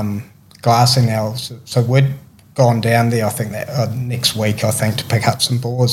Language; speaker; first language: English; native; English